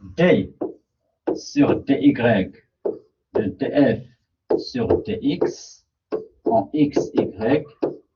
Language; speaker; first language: French; non-native, local second language; Arabic